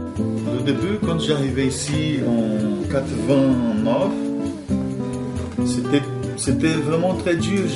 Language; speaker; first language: French; non-native, fluent; Portuguese